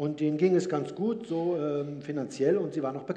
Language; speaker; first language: German; native; German